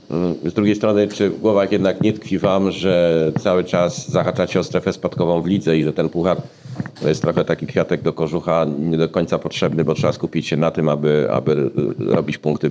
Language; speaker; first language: Polish; native; Polish